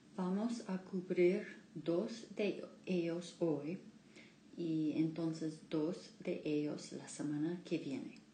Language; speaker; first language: Spanish; non-native, learner; English